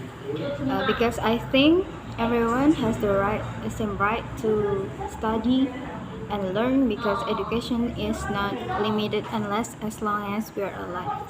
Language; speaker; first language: English; non-native, fluent; Indonesian